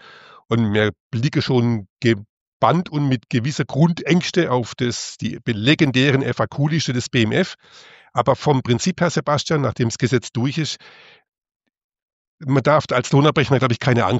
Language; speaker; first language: German; native; German